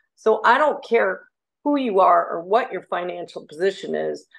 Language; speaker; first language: English; native; English